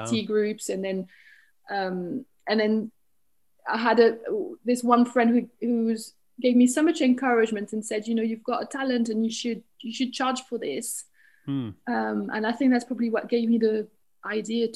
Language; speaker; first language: English; non-native, fluent; French